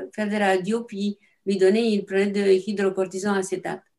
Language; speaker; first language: French; non-native, fluent; Romanian